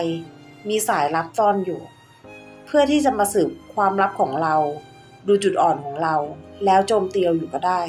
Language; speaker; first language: Thai; native; Thai